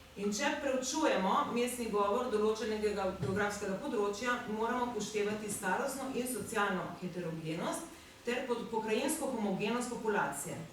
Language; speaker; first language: Slovenian; native; Slovenian